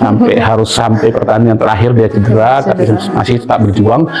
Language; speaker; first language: Indonesian; native; Indonesian